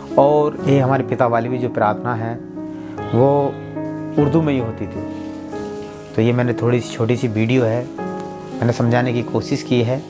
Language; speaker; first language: Hindi; native; Hindi